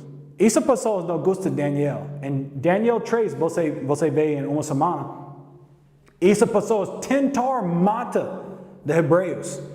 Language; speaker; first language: Portuguese; non-native, learner; English